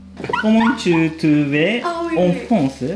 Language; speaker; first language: French; non-native, learner; Japanese